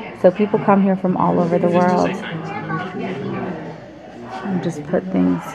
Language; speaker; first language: English; early bilingual, heritage; English